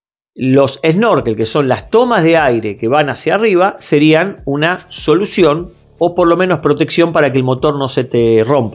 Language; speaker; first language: Spanish; native; Spanish